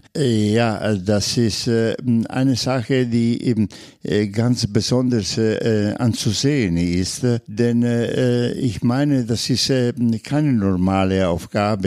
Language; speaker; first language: German; non-native, fluent; Italian